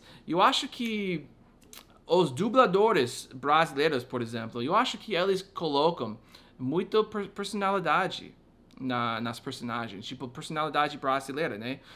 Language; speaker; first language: Portuguese; non-native, fluent; English